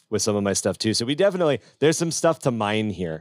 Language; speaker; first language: English; native; English